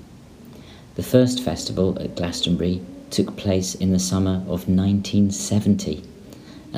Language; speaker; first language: English; native; English